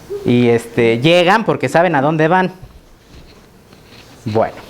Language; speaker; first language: Spanish; native; Spanish